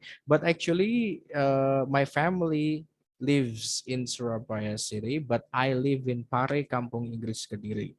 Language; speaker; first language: English; non-native, fluent; Indonesian